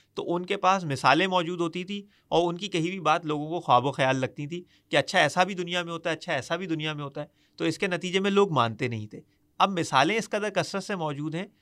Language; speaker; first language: Urdu; native; Urdu